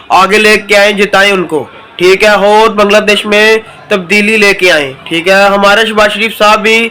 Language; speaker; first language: Hindi; non-native, learner; Bangla